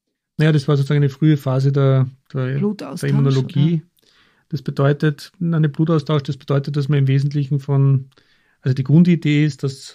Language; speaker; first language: German; native; German